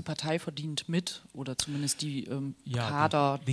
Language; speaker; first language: German; native; German